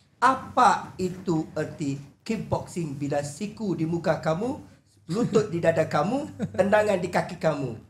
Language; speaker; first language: Malay; native; Malay